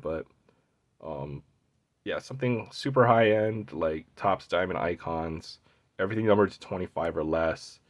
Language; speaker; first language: English; native; English